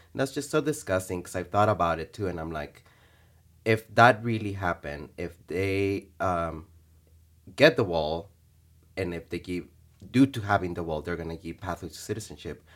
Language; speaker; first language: English; early bilingual, other home language; Spanish